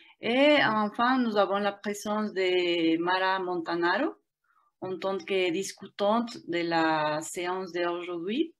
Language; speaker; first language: French; non-native, fluent; Spanish